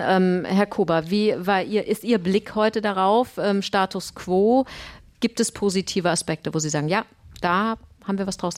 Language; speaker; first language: German; native; German